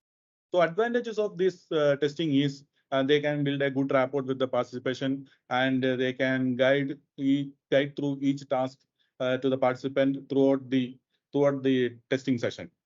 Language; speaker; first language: English; non-native, local second language; Malayalam